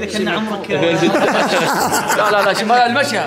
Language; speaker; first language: Arabic; native; Arabic